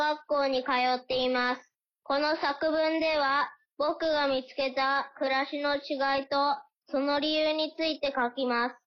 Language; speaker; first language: Japanese; early bilingual, heritage; Japanese